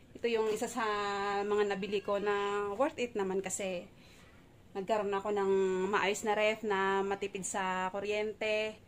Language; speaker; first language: Filipino; native; Filipino